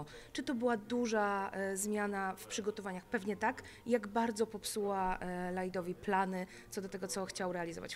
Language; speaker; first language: Polish; native; Polish